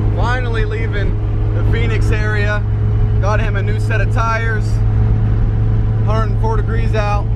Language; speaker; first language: English; native; English